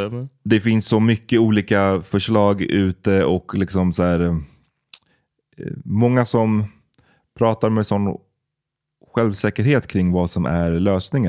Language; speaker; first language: Swedish; native; Swedish